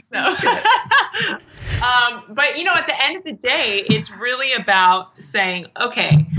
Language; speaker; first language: English; native; English